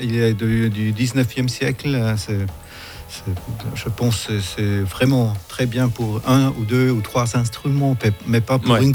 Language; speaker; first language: French; non-native, fluent; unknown